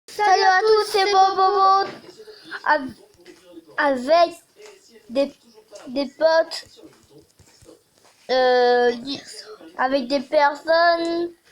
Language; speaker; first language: French; native; French